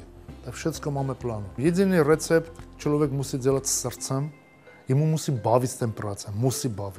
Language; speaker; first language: Czech; non-native, learner; Armenian